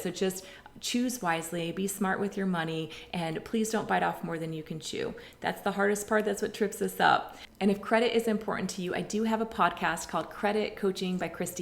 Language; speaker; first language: English; native; English